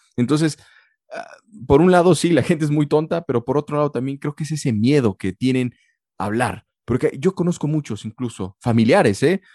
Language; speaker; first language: Spanish; early bilingual, heritage; Spanish